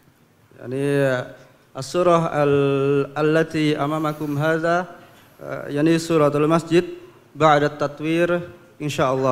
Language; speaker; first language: Arabic; non-native, fluent; Indonesian